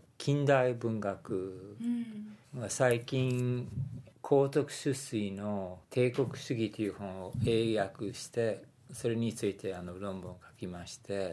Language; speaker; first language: Japanese; non-native, fluent; English